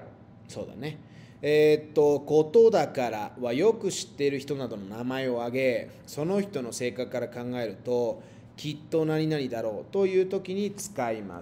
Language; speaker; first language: Japanese; non-native, fluent; Spanish